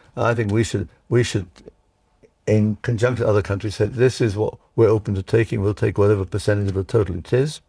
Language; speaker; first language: English; early bilingual, other home language; Czech